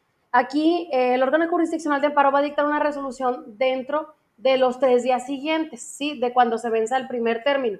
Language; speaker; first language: Spanish; native; Spanish